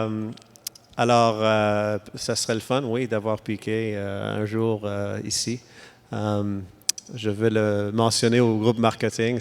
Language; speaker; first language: French; non-native, local second language; English